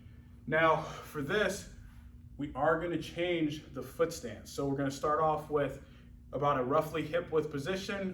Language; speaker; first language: English; native; English